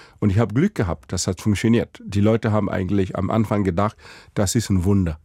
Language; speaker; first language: German; non-native, fluent; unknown